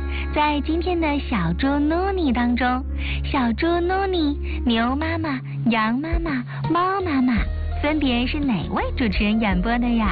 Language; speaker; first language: Chinese; native; Chinese